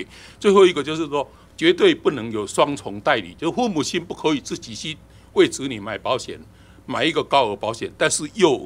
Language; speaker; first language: Chinese; native; Chinese